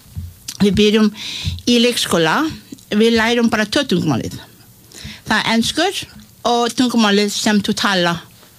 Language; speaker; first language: Icelandic; non-native, learner; Malay